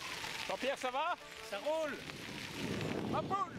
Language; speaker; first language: French; native; French